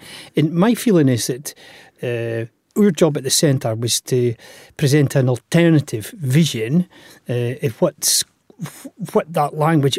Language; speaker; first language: English; native; English